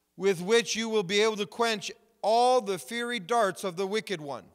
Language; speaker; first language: English; native; English